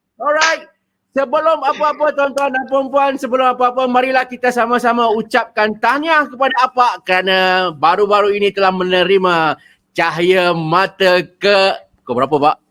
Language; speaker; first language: Malay; native; Malay